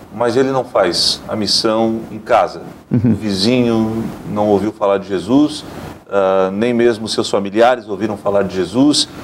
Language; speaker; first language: Portuguese; native; Portuguese